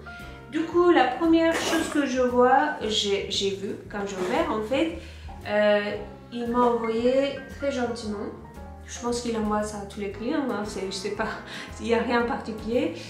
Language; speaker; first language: French; non-native, fluent; Turkish